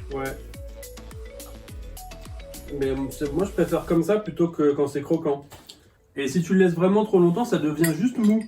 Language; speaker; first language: French; native; French